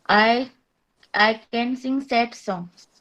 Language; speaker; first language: English; non-native, learner; Hindi